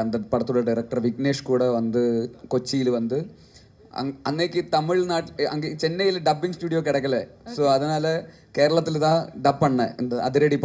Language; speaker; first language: Tamil; non-native, learner; Malayalam